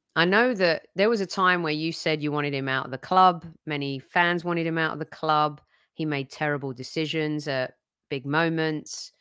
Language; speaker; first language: English; native; English